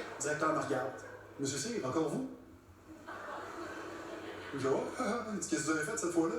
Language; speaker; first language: French; native; French